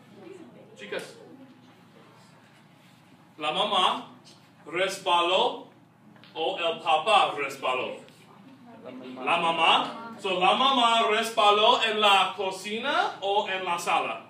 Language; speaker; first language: Spanish; non-native, fluent; English